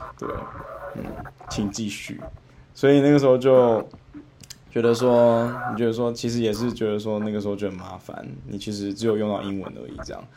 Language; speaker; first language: Chinese; native; Chinese